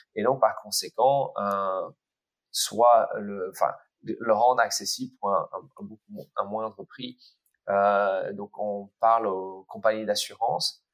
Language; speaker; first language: French; early bilingual, other home language; English